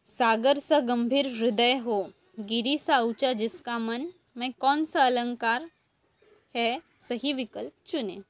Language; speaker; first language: Hindi; native; Hindi